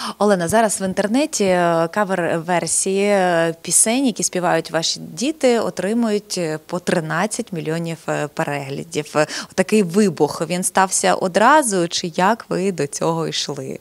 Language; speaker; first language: Ukrainian; native; Ukrainian